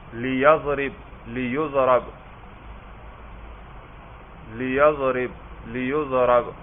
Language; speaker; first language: Arabic; non-native, fluent; Urdu